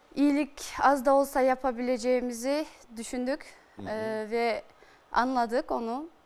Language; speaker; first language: Turkish; non-native, fluent; Kyrgyz